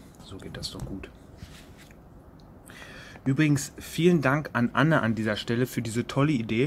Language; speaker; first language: German; native; German